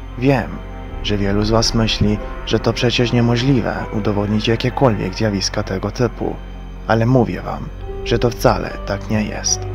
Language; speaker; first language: Polish; non-native, fluent; Croatian